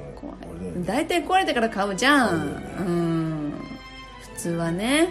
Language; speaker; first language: Japanese; native; Japanese